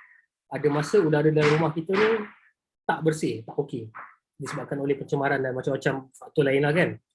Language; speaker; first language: Malay; native; Malay